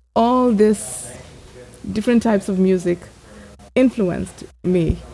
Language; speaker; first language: English; non-native, local second language; Gusii